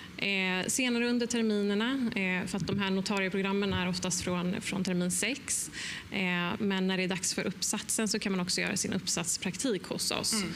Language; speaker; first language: Swedish; native; Swedish